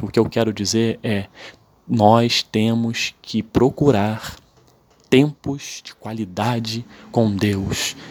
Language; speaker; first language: Portuguese; native; Portuguese